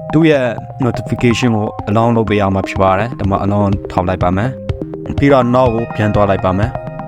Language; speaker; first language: Burmese; non-native, local second language; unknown